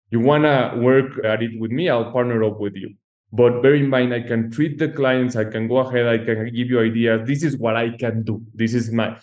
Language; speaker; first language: English; non-native, fluent; Spanish